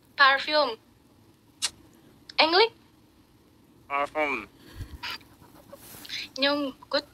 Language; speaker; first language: English; non-native, learner; Indonesian